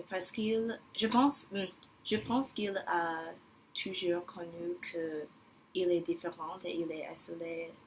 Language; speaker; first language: French; non-native, learner; English